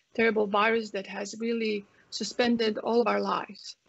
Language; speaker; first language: English; non-native, fluent; Croatian